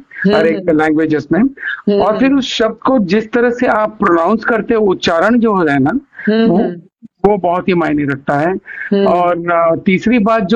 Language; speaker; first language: Hindi; non-native, local second language; Tulu